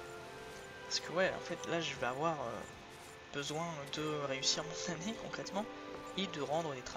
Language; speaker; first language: French; native; French